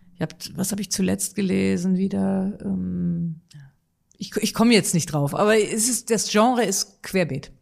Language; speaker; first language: German; native; German